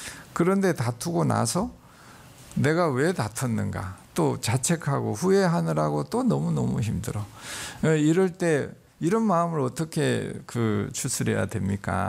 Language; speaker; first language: Korean; native; Korean